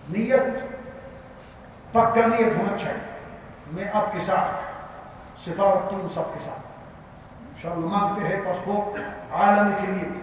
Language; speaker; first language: Urdu; non-native, learner; Arabic